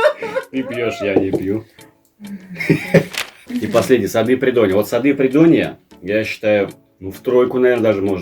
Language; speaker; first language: Russian; native; Russian